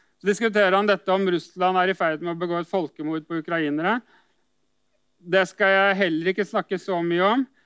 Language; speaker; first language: Norwegian; native; Norwegian